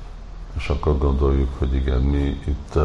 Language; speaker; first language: Hungarian; early bilingual, heritage; Hungarian